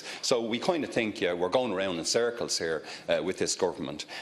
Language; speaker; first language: English; native; English